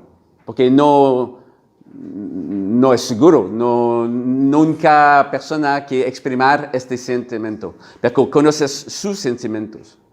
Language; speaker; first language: Spanish; non-native, learner; French